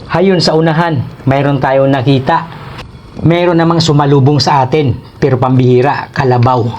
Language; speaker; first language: Filipino; non-native, local second language; Hiligaynon